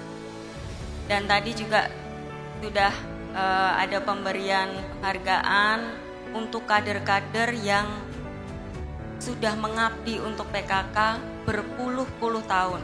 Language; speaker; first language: Indonesian; native; Indonesian